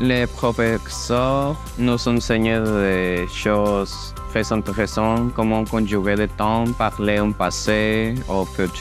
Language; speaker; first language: French; non-native, learner; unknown